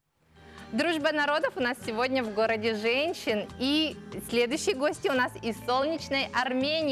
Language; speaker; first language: Russian; native; Russian